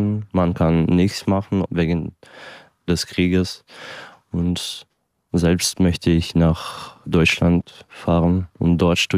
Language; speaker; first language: German; non-native, learner; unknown